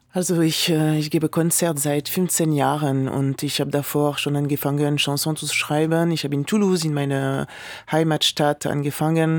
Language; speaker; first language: German; non-native, fluent; French